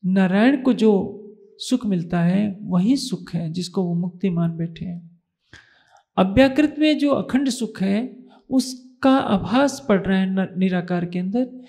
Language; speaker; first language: Hindi; native; Hindi